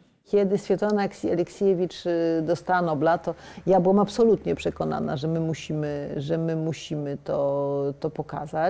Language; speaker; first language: Polish; native; Polish